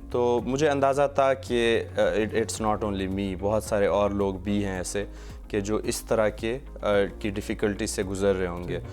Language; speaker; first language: Urdu; non-native, local second language; Pashto